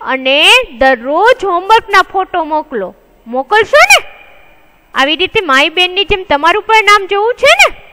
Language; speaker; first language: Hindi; non-native, local second language; Gujarati